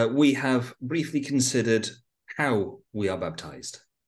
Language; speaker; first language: English; native; English